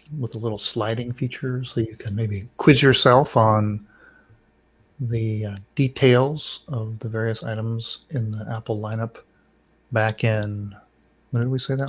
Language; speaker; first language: English; native; English